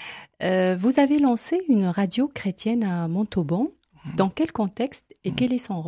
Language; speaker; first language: French; native; French